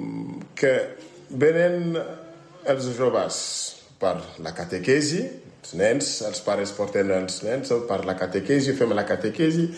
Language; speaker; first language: Catalan; non-native, learner; French